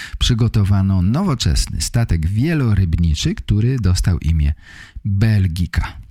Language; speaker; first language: Polish; native; Polish